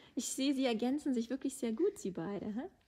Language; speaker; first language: German; native; German